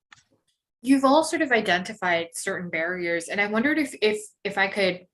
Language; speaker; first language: English; native; English